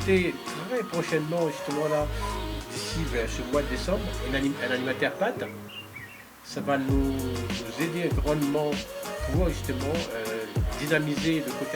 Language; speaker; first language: French; native; French